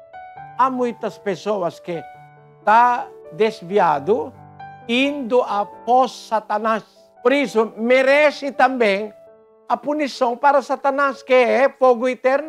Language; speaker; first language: Portuguese; non-native, fluent; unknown